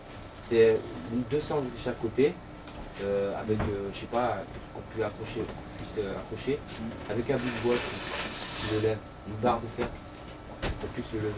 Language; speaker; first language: French; native; French